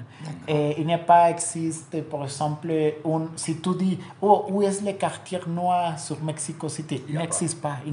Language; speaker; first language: French; non-native, learner; Spanish